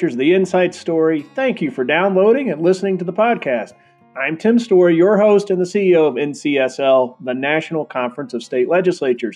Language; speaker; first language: English; native; English